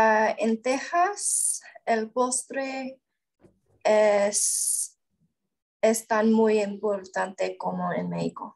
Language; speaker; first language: Spanish; non-native, learner; English